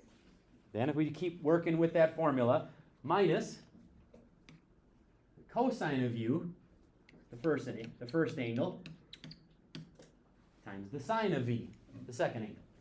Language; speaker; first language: English; native; English